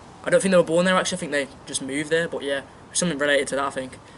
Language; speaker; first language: English; native; English